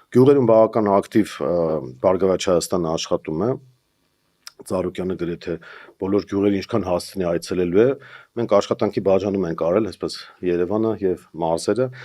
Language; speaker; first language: Armenian; native; Armenian